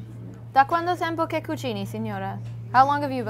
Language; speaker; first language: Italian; early bilingual, heritage; English